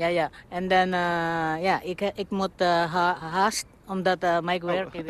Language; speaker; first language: Dutch; non-native, learner; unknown